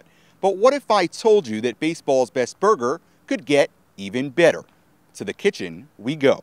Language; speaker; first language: English; native; English